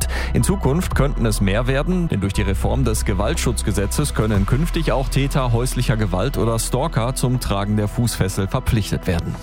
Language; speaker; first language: German; native; German